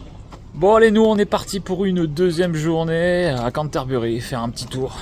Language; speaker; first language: French; native; French